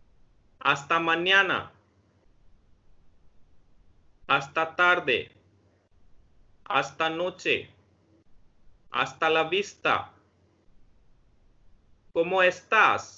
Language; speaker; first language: Spanish; non-native, fluent; Hindi